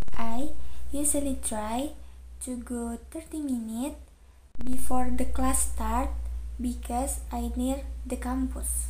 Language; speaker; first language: English; non-native, learner; Indonesian